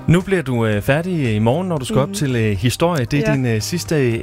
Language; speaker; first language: Danish; native; Danish